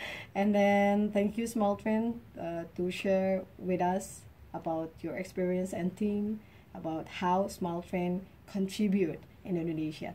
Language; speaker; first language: English; non-native, learner; Indonesian